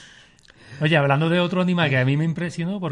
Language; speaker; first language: Spanish; native; Spanish